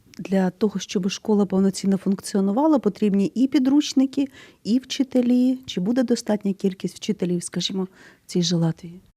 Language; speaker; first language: Ukrainian; native; Ukrainian